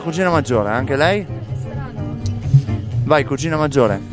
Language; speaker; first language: Italian; native; Italian